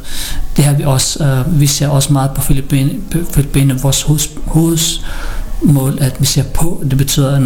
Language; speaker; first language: Danish; non-native, fluent; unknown